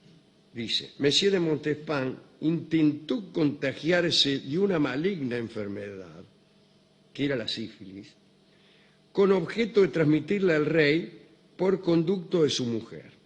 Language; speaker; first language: Spanish; native; Spanish